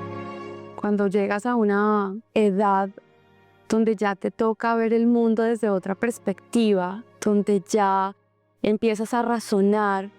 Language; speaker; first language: Spanish; native; Spanish